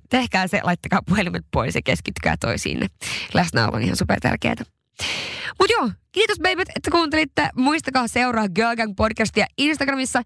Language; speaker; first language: Finnish; non-native, local second language; Swedish